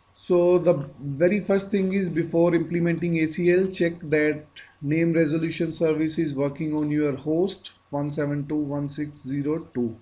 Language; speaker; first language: English; non-native, local second language; Hindi